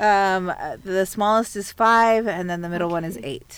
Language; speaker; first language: English; early bilingual, other home language; Arabic